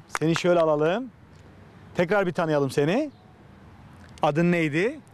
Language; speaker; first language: Turkish; native; Turkish